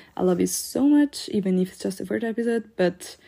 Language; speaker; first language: English; non-native, fluent; Italian